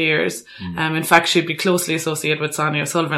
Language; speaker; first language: English; native; English